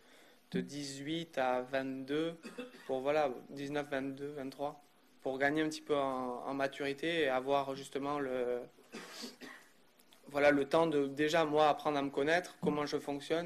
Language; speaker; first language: French; native; French